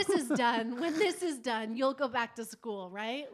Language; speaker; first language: English; native; English